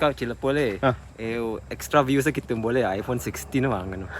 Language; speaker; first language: Malayalam; non-native, learner; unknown